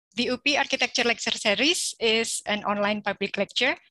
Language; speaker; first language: English; non-native, fluent; Indonesian